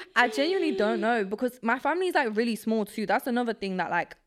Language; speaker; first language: English; early bilingual, other home language; Polish